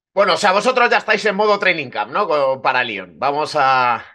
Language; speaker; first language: Spanish; native; Spanish